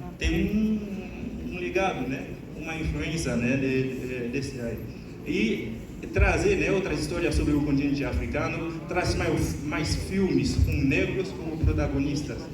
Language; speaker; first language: Portuguese; non-native, fluent; Haitian Creole